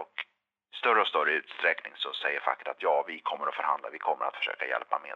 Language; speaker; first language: Swedish; native; Swedish